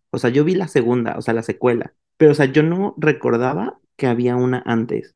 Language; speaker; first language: Spanish; native; Spanish